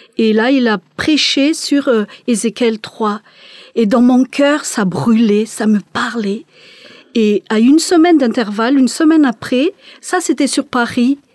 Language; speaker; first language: French; non-native, local second language; Malagasy